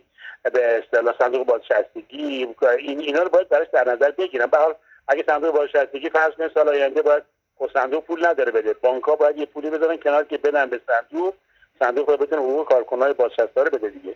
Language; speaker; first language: Persian; native; Persian